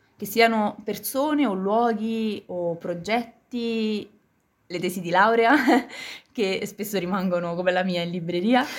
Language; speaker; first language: Italian; native; Italian